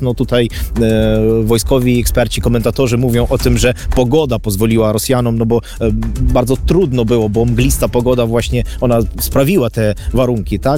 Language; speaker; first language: Polish; non-native, fluent; Ukrainian